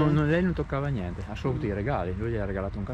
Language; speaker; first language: Italian; native; Italian